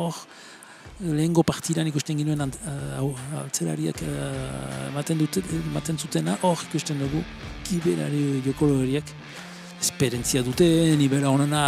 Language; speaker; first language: Basque; native; Basque